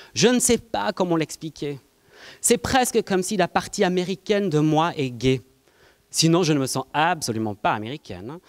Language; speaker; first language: French; non-native, fluent; English